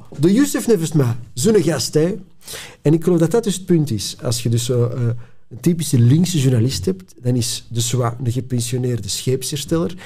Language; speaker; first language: Dutch; native; Dutch